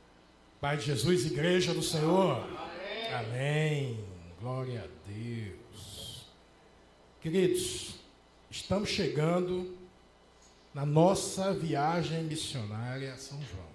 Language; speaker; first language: Portuguese; native; Portuguese